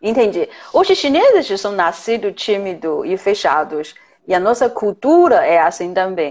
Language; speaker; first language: Portuguese; non-native, fluent; Chinese